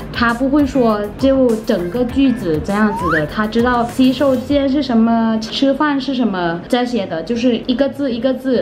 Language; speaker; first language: Chinese; non-native, fluent; Thai